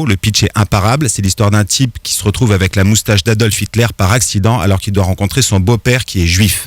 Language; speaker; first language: French; native; French